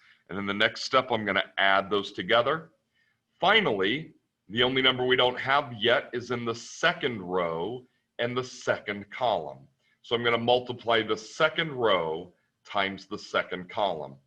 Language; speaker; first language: English; native; English